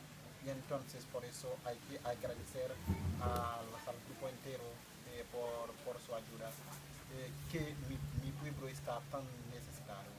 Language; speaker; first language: Spanish; non-native, fluent; Haitian Creole